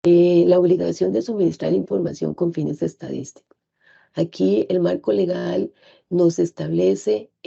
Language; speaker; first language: Spanish; native; Spanish